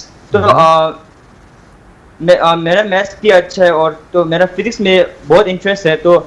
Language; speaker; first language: Hindi; non-native, local second language; Tibetan